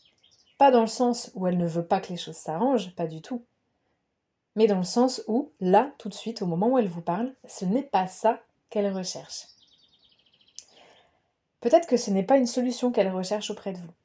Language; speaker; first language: French; native; French